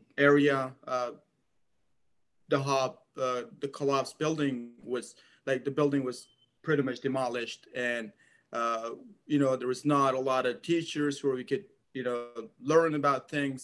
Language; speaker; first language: English; non-native, fluent; Persian